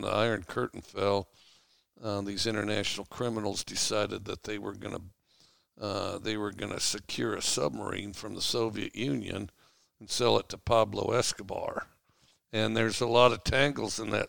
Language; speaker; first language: English; native; English